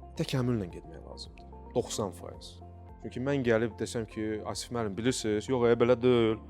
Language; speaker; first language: Azerbaijani; non-native, local second language; Russian